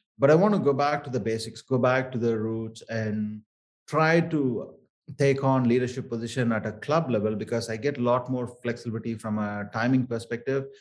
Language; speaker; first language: English; non-native, local second language; Tamil